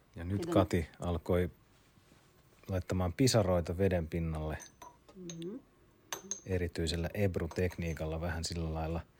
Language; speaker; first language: Finnish; native; Finnish